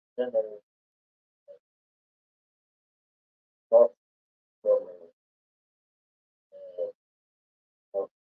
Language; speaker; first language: English; non-native, fluent; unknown